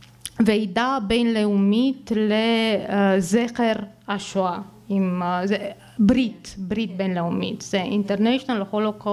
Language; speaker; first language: Hebrew; non-native, fluent; Romanian